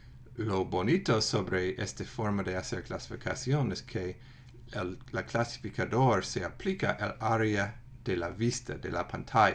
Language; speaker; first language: Spanish; non-native, fluent; English